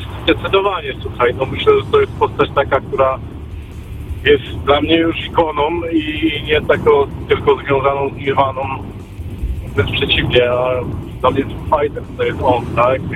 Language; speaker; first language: Polish; native; Polish